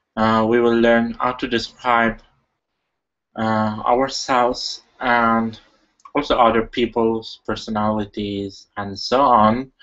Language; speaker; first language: English; non-native, fluent; Italian